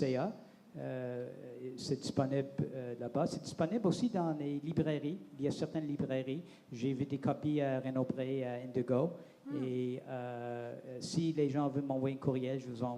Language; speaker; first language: French; non-native, local second language; English